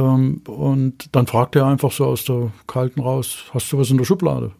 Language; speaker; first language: German; native; German